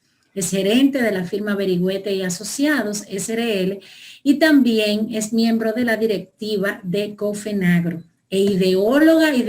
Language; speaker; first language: Spanish; native; Spanish